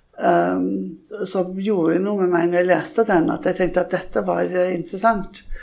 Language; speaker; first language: Norwegian; early bilingual, heritage; Norwegian